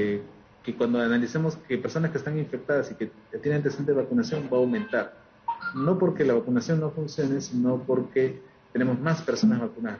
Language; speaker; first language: Spanish; native; Spanish